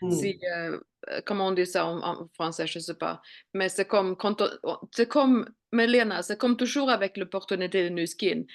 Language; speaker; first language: French; non-native, fluent; Swedish